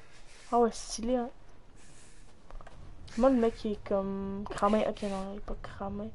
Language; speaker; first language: French; native; French